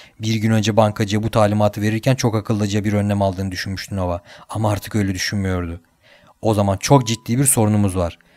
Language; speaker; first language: Turkish; native; Turkish